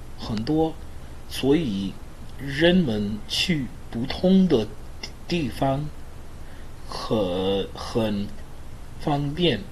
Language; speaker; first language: Chinese; non-native, learner; English